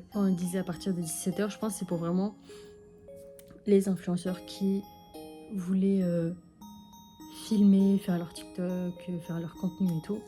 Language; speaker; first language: French; native; French